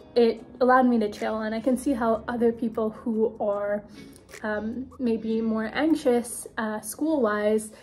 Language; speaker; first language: English; native; English